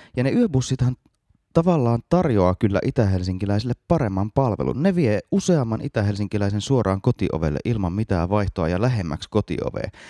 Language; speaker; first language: Finnish; native; Finnish